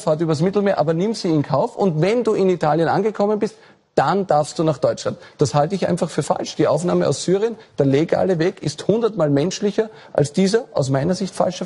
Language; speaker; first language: German; native; German